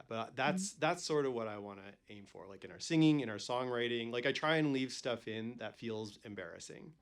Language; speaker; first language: English; native; English